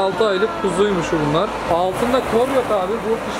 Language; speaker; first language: Turkish; native; Turkish